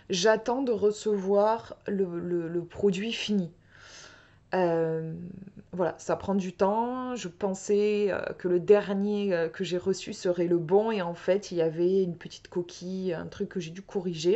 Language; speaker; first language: French; native; French